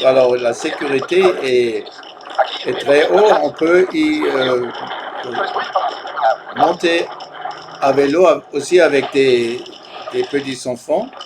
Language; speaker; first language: French; non-native, fluent; German